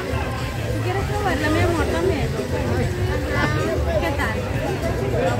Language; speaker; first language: Spanish; native; Spanish